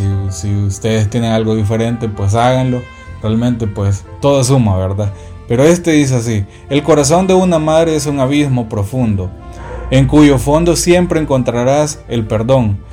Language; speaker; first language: Spanish; native; Spanish